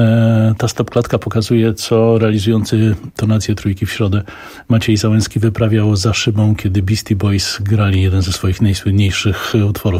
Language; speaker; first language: Polish; native; Polish